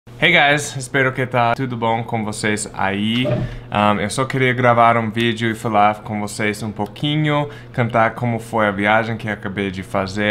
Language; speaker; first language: Portuguese; non-native, fluent; English